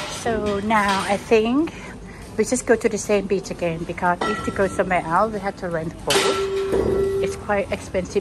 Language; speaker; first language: English; non-native, learner; Thai